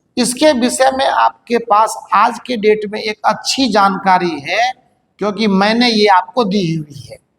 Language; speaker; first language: Hindi; native; Hindi